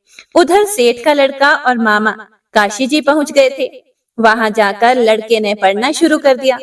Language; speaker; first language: Hindi; native; Hindi